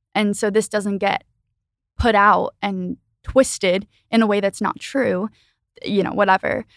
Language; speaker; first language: English; native; English